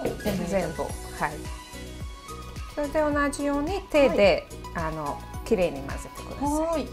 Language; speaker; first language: Japanese; non-native, fluent; Serbian